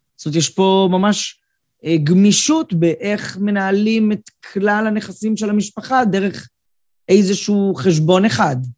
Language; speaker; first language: Hebrew; native; Hebrew